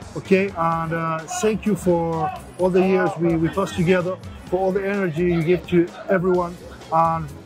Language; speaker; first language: English; non-native, learner; French